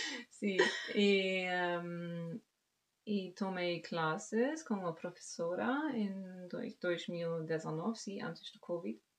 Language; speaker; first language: Portuguese; non-native, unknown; German